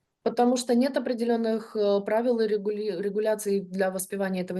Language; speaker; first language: Russian; native; Russian